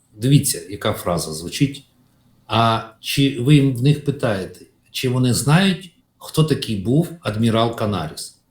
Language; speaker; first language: Ukrainian; native; Ukrainian